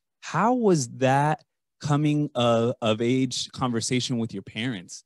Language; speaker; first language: English; early bilingual, other home language; Spanish